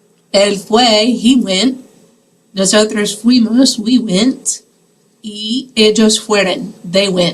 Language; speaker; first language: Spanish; non-native, fluent; English